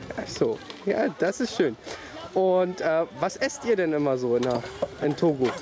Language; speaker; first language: German; native; German